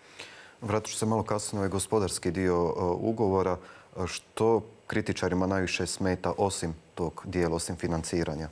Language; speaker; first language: Croatian; native; Croatian